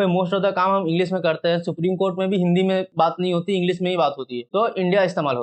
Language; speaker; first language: Hindi; native; Hindi